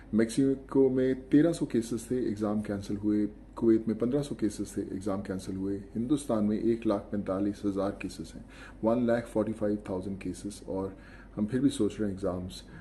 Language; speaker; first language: Hindi; non-native, local second language; Punjabi